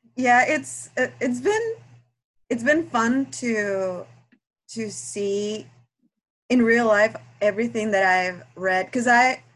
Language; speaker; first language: English; non-native, fluent; Spanish